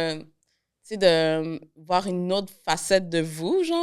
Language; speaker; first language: French; native; French